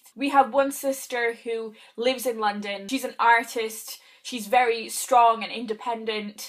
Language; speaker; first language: English; native; English